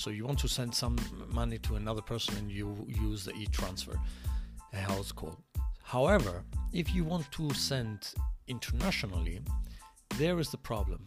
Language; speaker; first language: English; non-native, fluent; Greek